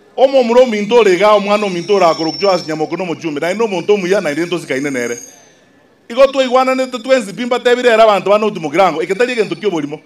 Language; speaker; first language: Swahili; non-native, local second language; Gusii